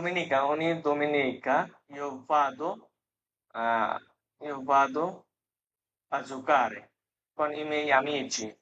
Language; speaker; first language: Italian; non-native, learner; Bangla